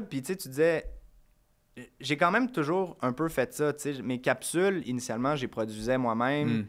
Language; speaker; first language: French; native; French